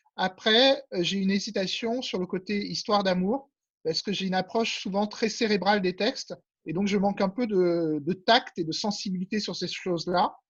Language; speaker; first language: French; native; French